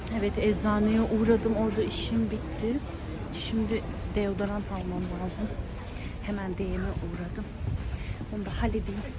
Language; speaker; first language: Turkish; early bilingual, heritage; Turkish